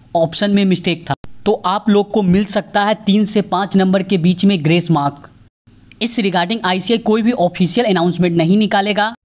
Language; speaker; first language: Hindi; native; Hindi